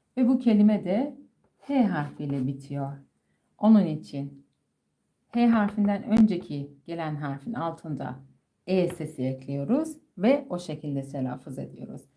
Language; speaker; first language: Turkish; non-native, fluent; Persian